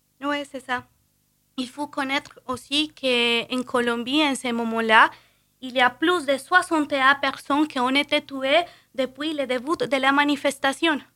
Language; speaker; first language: French; non-native, fluent; Spanish